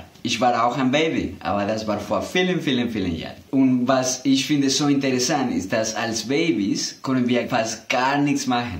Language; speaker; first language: German; non-native, fluent; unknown